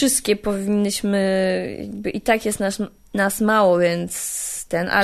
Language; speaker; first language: Polish; native; Polish